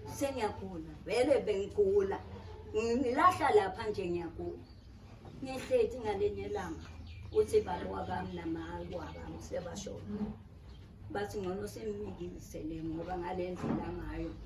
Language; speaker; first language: Zulu; non-native, local second language; Swati